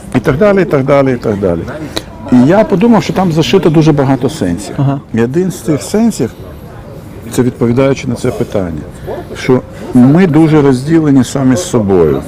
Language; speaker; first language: Ukrainian; non-native, local second language; Russian